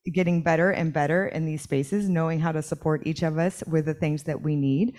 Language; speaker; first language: English; native; English